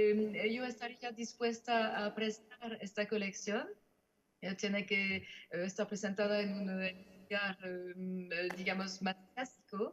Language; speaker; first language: Spanish; non-native, fluent; French